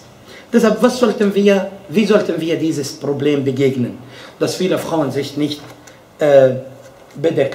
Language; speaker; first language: German; non-native, fluent; Arabic